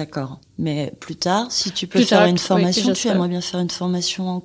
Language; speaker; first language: French; native; French